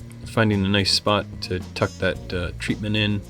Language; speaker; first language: English; native; English